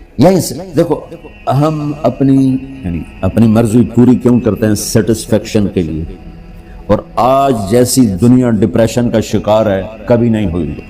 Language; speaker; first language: Urdu; non-native, local second language; Punjabi